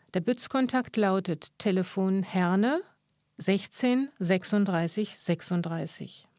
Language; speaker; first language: German; native; German